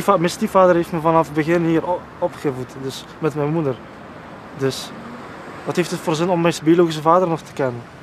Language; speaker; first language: Dutch; early bilingual, other home language; Polish